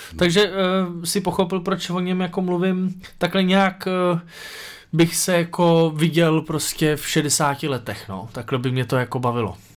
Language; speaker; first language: Czech; native; Czech